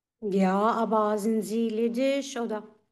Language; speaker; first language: German; non-native, fluent; Arabic